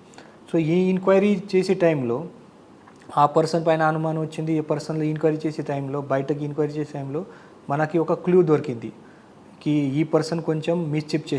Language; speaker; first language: Telugu; non-native, learner; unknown